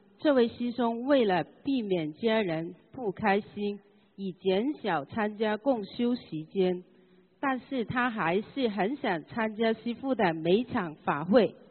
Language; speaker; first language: Chinese; native; Chinese